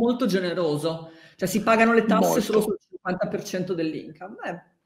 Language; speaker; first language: Italian; native; Italian